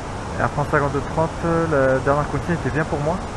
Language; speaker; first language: French; native; French